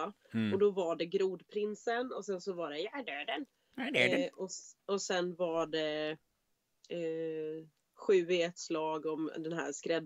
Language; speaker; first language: Swedish; native; Swedish